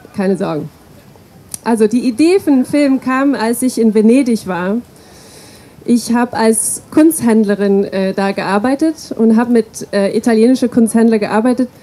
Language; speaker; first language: German; non-native, fluent; English